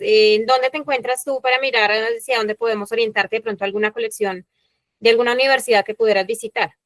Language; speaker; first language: Spanish; native; Spanish